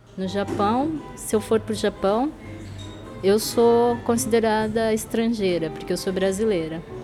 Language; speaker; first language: Portuguese; native; Portuguese